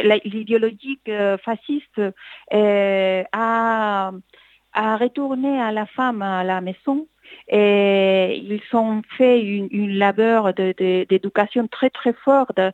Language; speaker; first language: French; non-native, fluent; Spanish